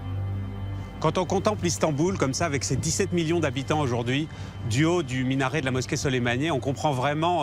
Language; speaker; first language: French; native; French